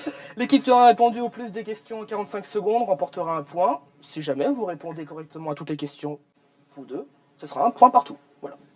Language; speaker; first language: French; native; French